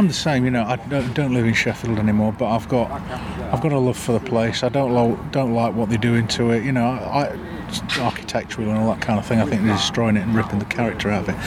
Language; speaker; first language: English; native; English